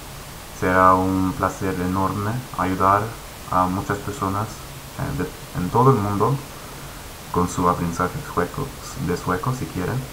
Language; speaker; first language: Spanish; non-native, fluent; Swedish